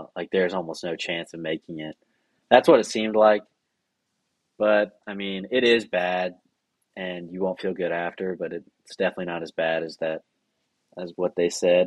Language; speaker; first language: English; native; English